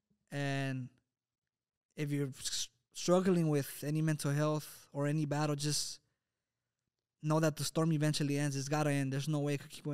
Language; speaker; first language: English; native; English